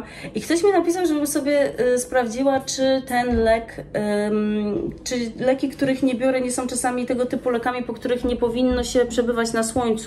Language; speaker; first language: Polish; native; Polish